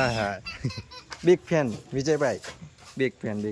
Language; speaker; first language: Hindi; non-native, local second language; Gujarati